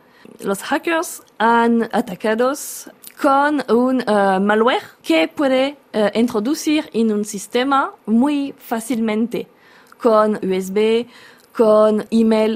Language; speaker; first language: Spanish; non-native, learner; French